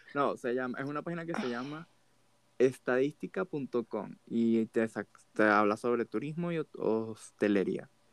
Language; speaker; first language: Spanish; native; Spanish